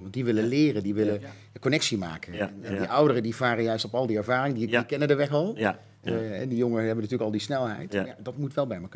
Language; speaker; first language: Dutch; native; Dutch